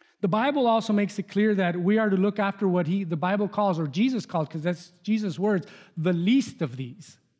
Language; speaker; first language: English; non-native, fluent; Spanish